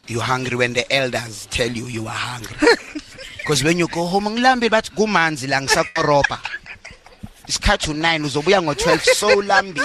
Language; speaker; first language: English; non-native, local second language; Zulu